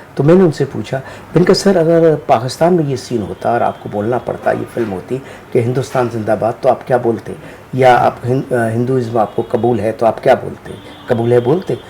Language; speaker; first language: Hindi; native; Hindi